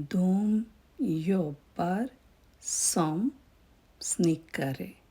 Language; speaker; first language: Swedish; non-native, fluent; Urdu